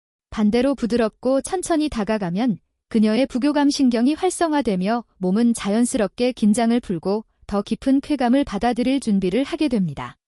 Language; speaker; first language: Korean; native; Korean